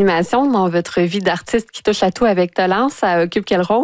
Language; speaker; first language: French; native; French